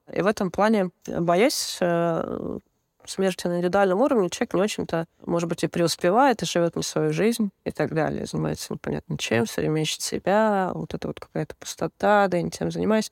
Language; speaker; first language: Russian; native; Russian